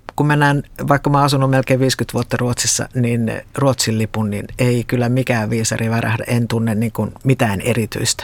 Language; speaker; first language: Finnish; native; Finnish